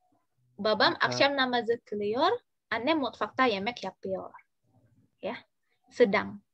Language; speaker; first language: Turkish; non-native, fluent; Indonesian